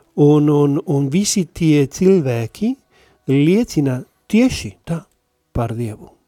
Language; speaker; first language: Latvian; non-native, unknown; Spanish